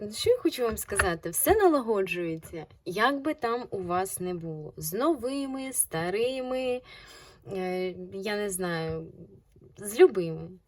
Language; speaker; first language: Ukrainian; non-native, local second language; Russian